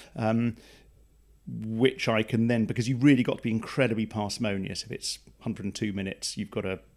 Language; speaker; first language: English; native; English